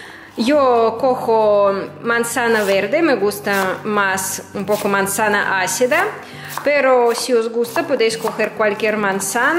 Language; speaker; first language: Spanish; non-native, fluent; Russian